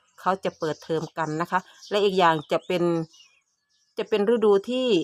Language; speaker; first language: Thai; native; Thai